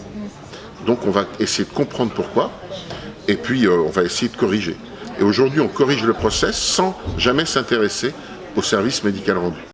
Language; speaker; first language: French; native; French